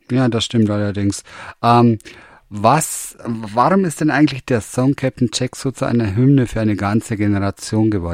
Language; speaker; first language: German; native; German